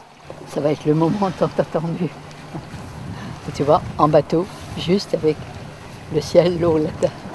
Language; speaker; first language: French; native; French